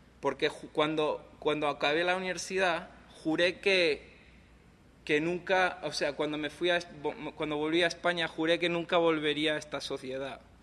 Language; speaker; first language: Spanish; non-native, local second language; English